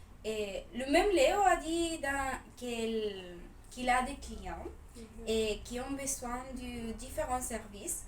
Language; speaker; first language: French; non-native, fluent; Spanish